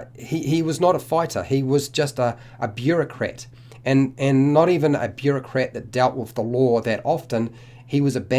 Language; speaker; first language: English; native; English